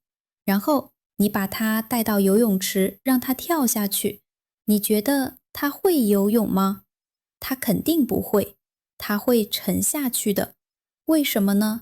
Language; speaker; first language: Chinese; non-native, fluent; Vietnamese